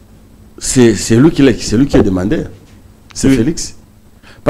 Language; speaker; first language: French; non-native, local second language; Swahili